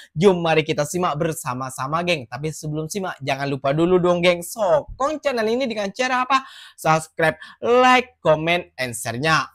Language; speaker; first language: Malay; non-native, fluent; Indonesian